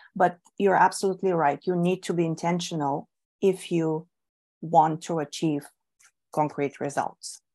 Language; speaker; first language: English; non-native, fluent; Bulgarian